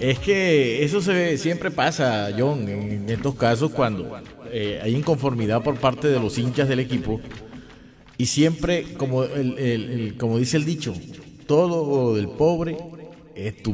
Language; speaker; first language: Spanish; native; Spanish